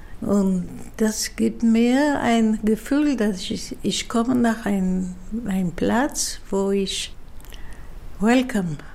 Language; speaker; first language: German; non-native, fluent; Dutch